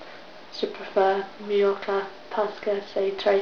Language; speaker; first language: French; non-native, learner; English